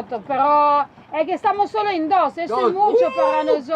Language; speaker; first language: Spanish; non-native, learner; Italian